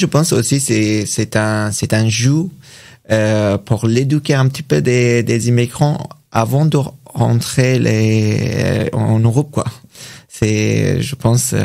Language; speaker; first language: French; non-native, learner; Persian